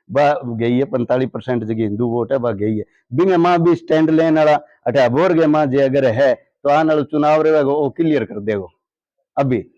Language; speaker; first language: Hindi; native; Hindi